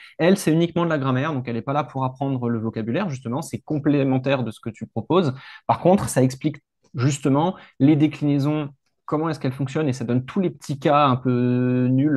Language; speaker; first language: French; native; French